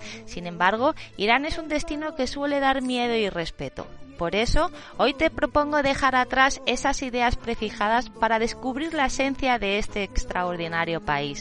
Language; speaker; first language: Spanish; native; Spanish